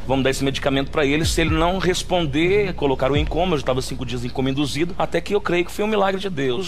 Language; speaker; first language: Portuguese; native; Portuguese